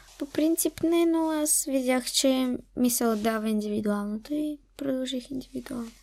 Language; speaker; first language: Bulgarian; early bilingual, heritage; Bulgarian